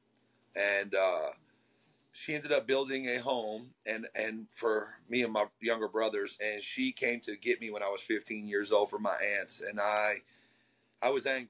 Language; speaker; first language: English; native; English